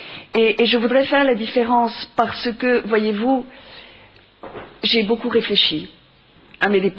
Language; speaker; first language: French; non-native, fluent; Spanish